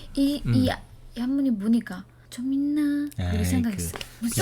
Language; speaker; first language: Korean; non-native, learner; Vietnamese